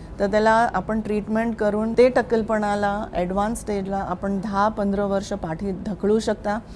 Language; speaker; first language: Marathi; non-native, local second language; Hindi